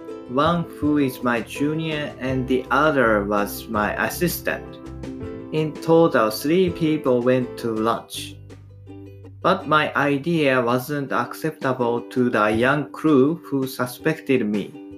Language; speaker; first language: English; non-native, learner; Japanese